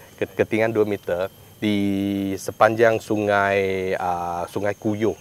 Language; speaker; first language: Malay; non-native, local second language; Chinese